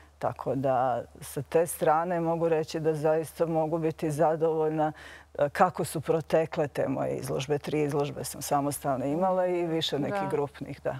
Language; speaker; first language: Croatian; native; Croatian